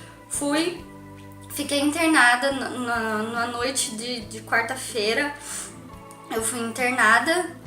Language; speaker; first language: Portuguese; native; Portuguese